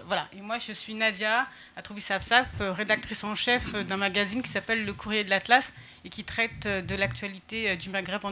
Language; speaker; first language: French; native; French